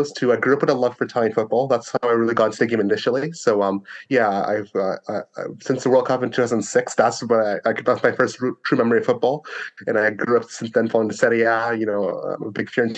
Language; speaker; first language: English; native; English